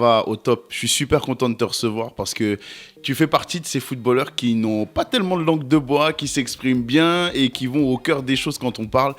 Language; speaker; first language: French; native; French